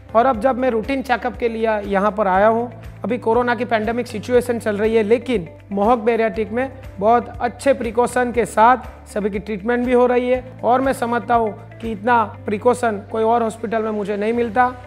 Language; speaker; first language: Hindi; non-native, local second language; Gujarati